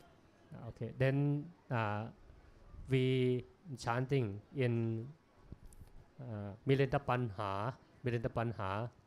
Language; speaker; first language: English; non-native, learner; Thai